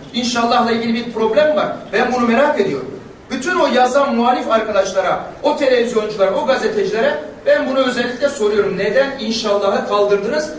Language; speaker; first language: Turkish; non-native, local second language; Kurdish